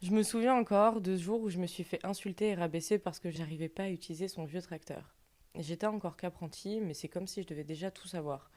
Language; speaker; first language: French; native; French